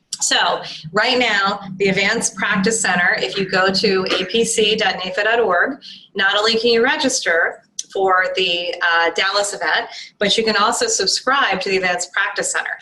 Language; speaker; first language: English; native; English